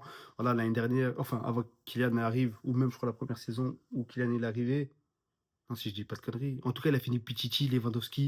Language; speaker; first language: French; native; French